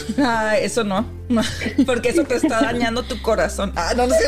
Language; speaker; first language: Spanish; early bilingual, heritage; Spanish